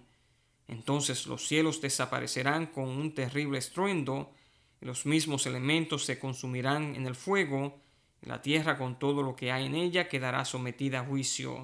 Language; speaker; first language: Spanish; native; Spanish